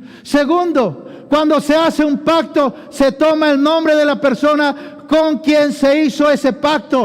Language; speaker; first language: Spanish; native; Spanish